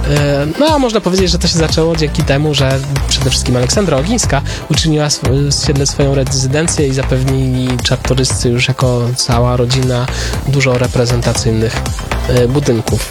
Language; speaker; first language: Polish; native; Polish